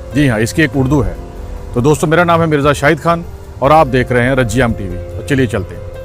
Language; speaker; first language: Urdu; native; Urdu